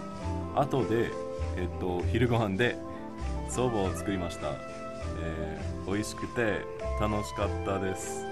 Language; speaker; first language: Japanese; non-native, learner; English